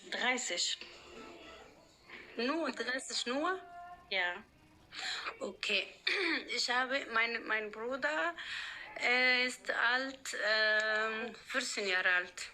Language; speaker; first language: German; non-native, learner; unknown